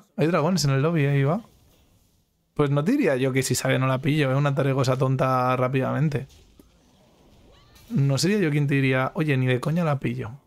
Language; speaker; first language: Spanish; native; Spanish